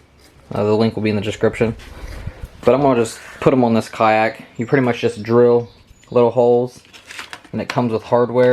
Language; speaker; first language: English; native; English